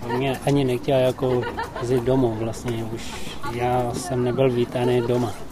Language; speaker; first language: Czech; non-native, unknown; Tibetan